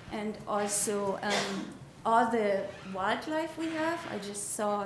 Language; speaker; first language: English; non-native, fluent; German